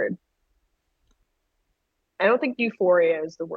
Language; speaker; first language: English; native; English